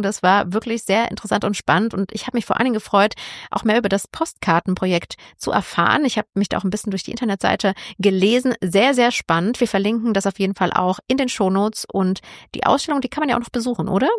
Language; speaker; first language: German; native; German